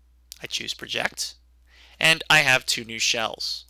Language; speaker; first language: English; native; English